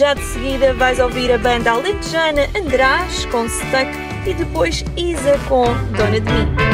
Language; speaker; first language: Portuguese; native; Portuguese